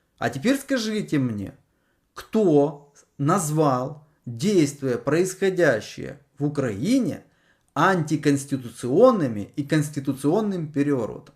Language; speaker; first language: Russian; native; Russian